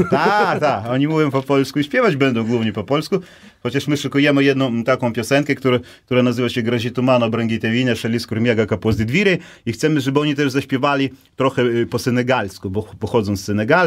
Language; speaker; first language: Polish; native; Polish